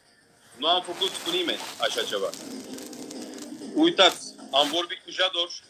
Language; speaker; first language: Romanian; non-native, fluent; Turkish